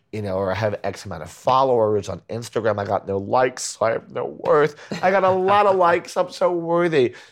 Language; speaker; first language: English; early bilingual, other home language; Spanish